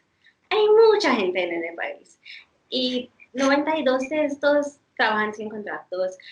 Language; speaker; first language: Spanish; non-native, fluent; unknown